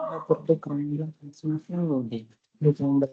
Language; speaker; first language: Indonesian; native; Indonesian